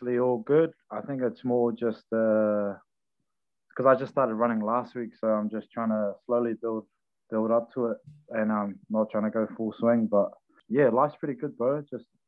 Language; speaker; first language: English; native; English